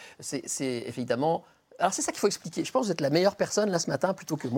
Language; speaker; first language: French; native; French